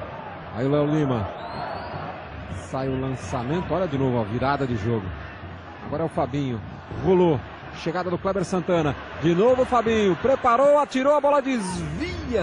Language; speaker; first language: Portuguese; native; Portuguese